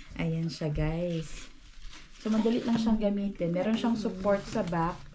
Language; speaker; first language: Filipino; non-native, local second language; Cebuano